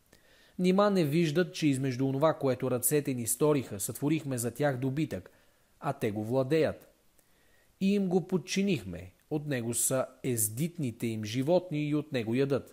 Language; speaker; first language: Bulgarian; native; Bulgarian